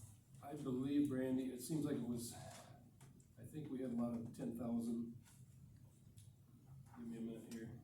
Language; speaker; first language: English; native; English